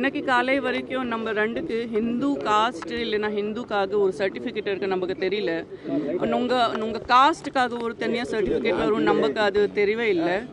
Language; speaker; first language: Tamil; non-native, local second language; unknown